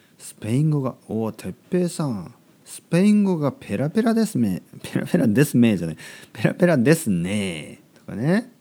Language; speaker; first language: Japanese; native; Japanese